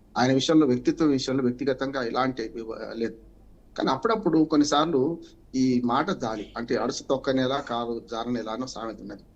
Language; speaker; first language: Telugu; native; Telugu